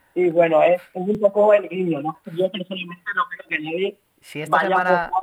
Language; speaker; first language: Spanish; native; Spanish